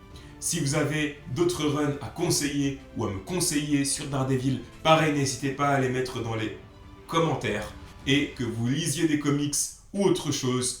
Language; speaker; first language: French; native; French